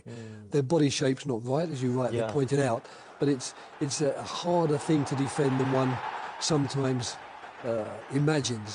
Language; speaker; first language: English; native; English